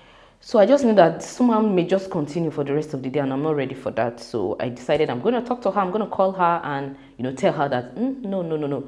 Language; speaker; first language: English; non-native, local second language; Yoruba